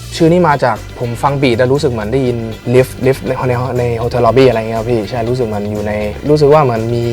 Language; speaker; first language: Thai; native; Thai